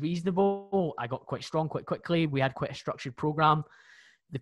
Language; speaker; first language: English; native; English